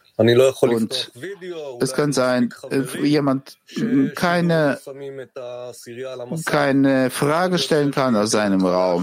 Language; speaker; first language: German; non-native, fluent; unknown